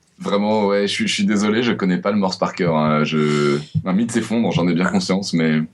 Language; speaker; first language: French; native; French